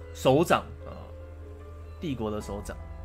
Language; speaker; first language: Chinese; native; Chinese